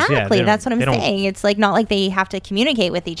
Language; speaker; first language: English; native; English